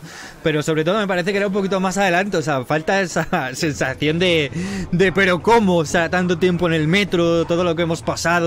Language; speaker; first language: Spanish; native; Spanish